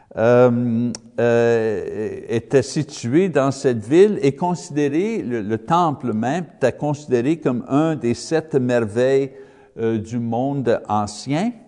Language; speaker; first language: French; non-native, fluent; English